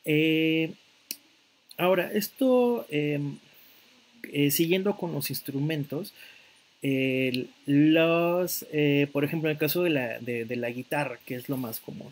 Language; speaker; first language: Spanish; native; Spanish